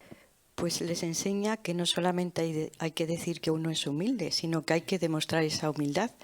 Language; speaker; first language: Spanish; native; Spanish